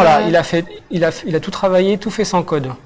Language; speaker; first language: French; native; French